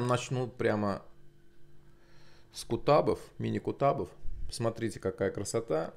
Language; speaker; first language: Russian; non-native, local second language; Azerbaijani